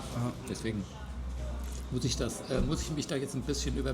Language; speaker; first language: German; native; German